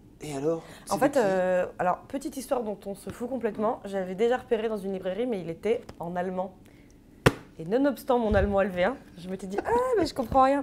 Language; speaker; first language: French; native; French